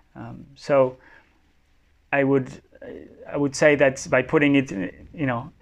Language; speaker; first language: English; non-native, fluent; Spanish